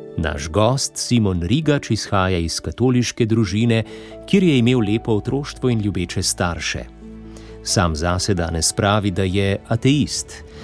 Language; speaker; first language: Slovenian; native; Slovenian